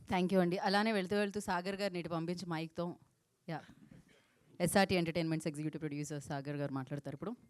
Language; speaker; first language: Telugu; native; Telugu